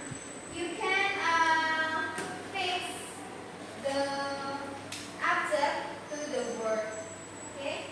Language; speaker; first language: English; non-native, learner; Indonesian